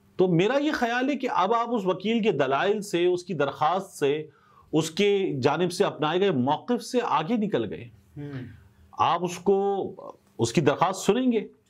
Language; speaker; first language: Urdu; native; Urdu